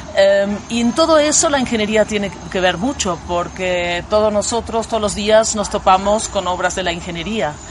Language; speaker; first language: Spanish; non-native, fluent; German